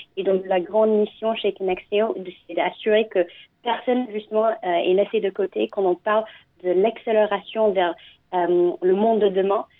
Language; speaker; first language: French; non-native, fluent; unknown